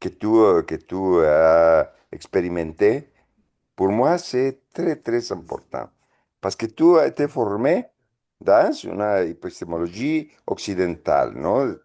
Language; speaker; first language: French; non-native, fluent; Spanish